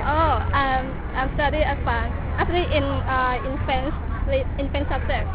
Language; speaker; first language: English; non-native, learner; Thai